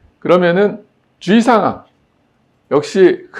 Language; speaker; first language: Korean; native; Korean